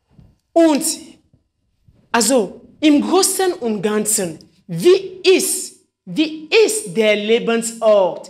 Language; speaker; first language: German; non-native, fluent; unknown